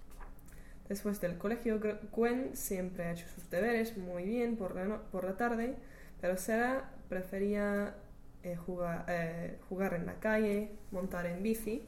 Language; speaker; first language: Spanish; non-native, learner; English